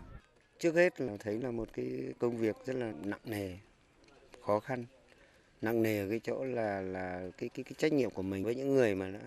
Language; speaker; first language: Vietnamese; native; Vietnamese